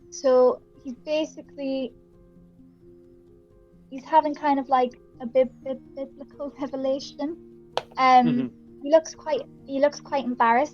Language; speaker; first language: English; native; English